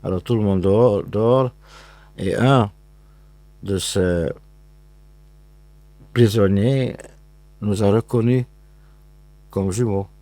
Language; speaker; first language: French; non-native, fluent; Hungarian